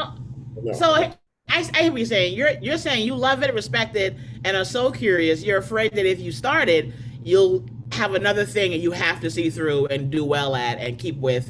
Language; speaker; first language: English; native; English